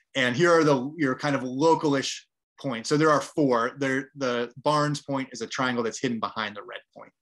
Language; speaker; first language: English; native; English